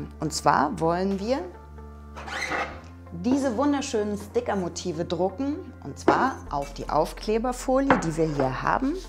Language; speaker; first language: German; native; German